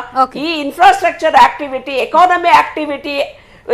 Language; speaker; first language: Kannada; native; Kannada